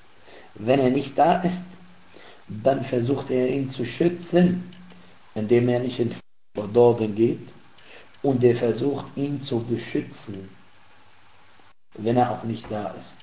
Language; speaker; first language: German; non-native, fluent; Arabic